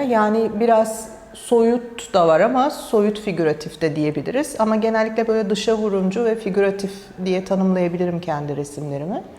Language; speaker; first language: Turkish; early bilingual, heritage; Turkish